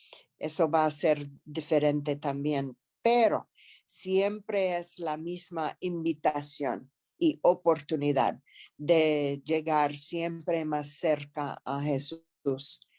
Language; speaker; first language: Spanish; non-native, fluent; English